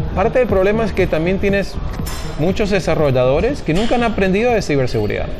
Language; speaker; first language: Spanish; native; Spanish